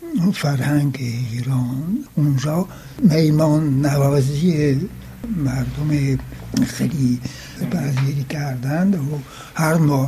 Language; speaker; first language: Persian; non-native, fluent; French